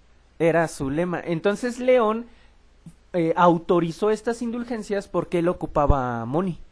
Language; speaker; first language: Spanish; native; Spanish